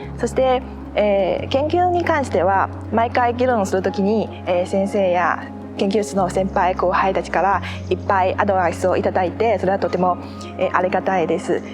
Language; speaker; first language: Japanese; non-native, fluent; Chinese